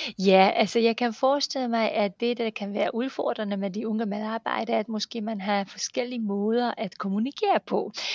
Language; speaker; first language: Danish; non-native, fluent; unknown